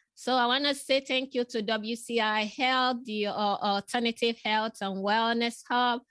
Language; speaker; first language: English; non-native, local second language; Yoruba